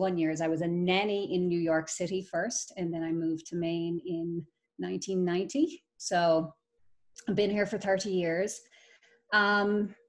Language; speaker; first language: English; native; English